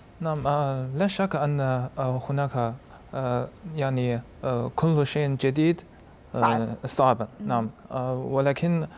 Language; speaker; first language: Arabic; non-native, learner; Chinese